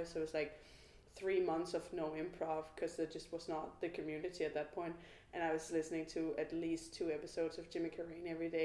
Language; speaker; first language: English; non-native, fluent; Danish